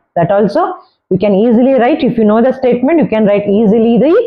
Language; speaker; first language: English; non-native, local second language; Kannada